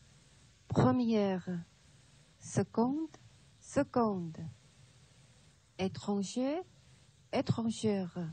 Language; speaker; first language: French; non-native, learner; Chinese